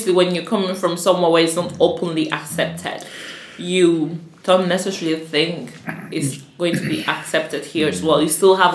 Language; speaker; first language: English; native; English